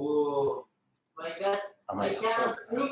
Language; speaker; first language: English; non-native, learner; Filipino